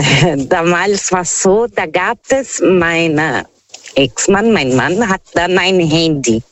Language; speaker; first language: German; non-native, fluent; Portuguese